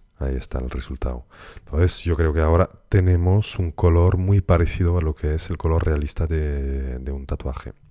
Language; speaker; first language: Spanish; early bilingual, heritage; Spanish